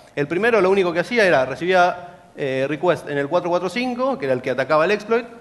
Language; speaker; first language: Spanish; native; Spanish